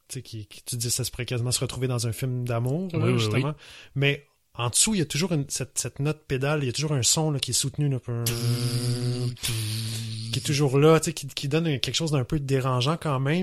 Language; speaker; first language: French; native; French